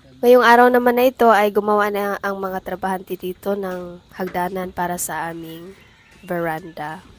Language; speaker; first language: Filipino; non-native, local second language; Cebuano